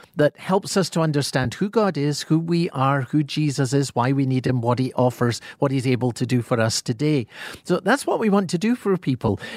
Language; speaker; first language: English; native; English